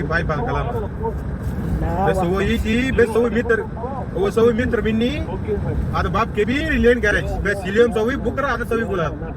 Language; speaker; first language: Arabic; non-native, learner; Hindi